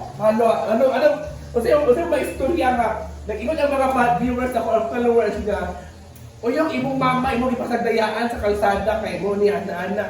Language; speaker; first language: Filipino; non-native, local second language; Cebuano